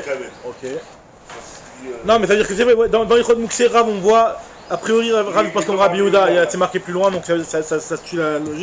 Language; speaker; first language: French; native; French